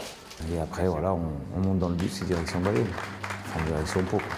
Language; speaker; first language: French; native; French